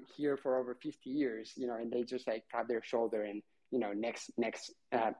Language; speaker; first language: English; non-native, fluent; Spanish